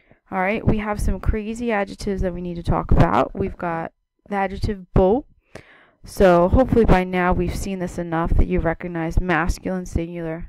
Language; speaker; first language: English; native; English